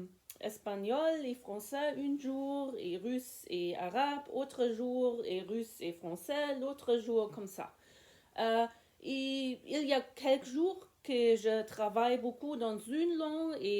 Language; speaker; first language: French; non-native, learner; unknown